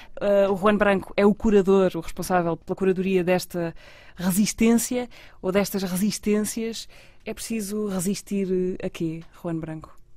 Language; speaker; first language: Portuguese; native; Portuguese